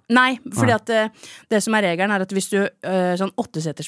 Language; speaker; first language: Norwegian; native; Norwegian